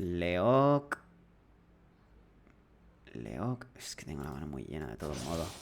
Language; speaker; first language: Spanish; native; Spanish